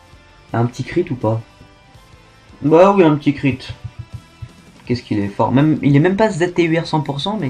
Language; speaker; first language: French; native; French